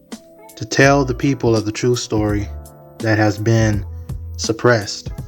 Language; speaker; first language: English; native; English